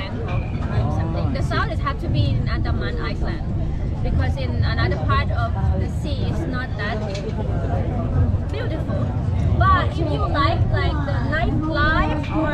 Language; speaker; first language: English; non-native, learner; Thai